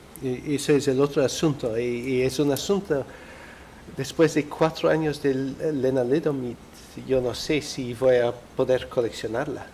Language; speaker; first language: Spanish; non-native, fluent; Dutch